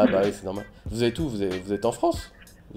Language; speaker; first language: French; native; French